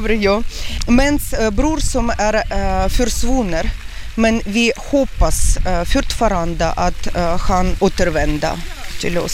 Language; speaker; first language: Swedish; non-native, learner; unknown